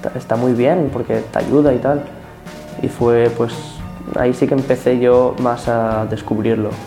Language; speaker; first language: Spanish; native; Spanish